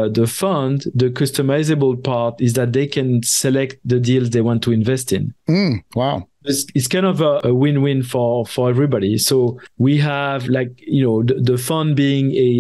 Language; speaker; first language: English; non-native, fluent; French